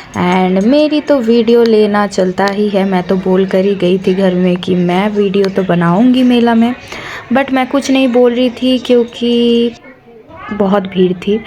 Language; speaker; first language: Hindi; non-native, local second language; Bangla